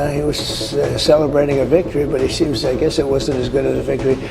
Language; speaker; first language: English; native; English